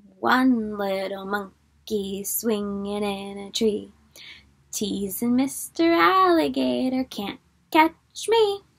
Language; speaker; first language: English; native; English